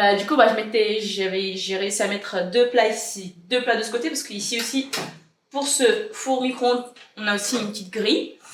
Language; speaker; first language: French; early bilingual, other home language; Arabic